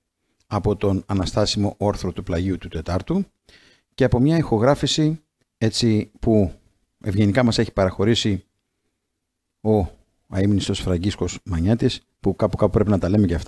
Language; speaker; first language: Greek; native; Greek